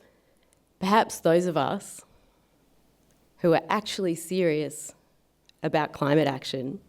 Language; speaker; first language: English; native; English